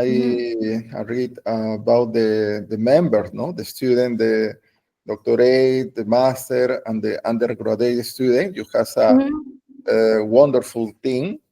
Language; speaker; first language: English; non-native, learner; Spanish